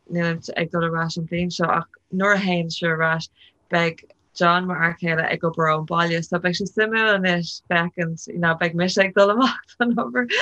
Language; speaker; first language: Irish; non-native, local second language; English